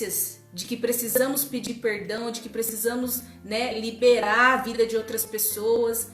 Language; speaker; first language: Portuguese; native; Portuguese